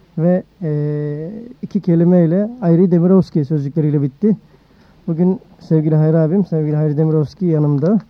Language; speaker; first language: Turkish; native; Turkish